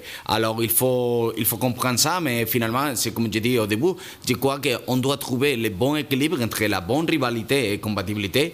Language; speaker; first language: French; non-native, fluent; Spanish